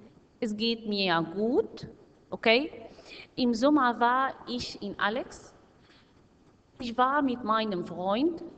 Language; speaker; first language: German; non-native, fluent; Arabic